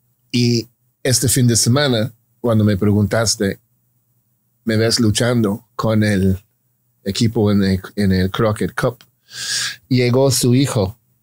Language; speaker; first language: Spanish; non-native, fluent; English